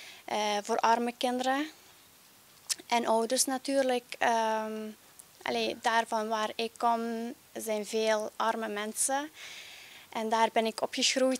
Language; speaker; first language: Dutch; early bilingual, other home language; Albanian